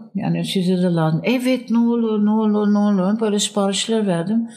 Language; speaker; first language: Turkish; non-native, fluent; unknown